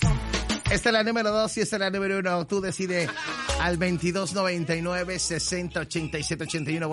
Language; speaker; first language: Spanish; native; Spanish